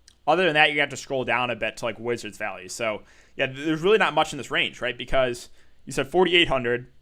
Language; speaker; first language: English; native; English